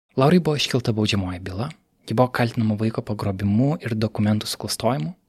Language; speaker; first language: Lithuanian; native; Lithuanian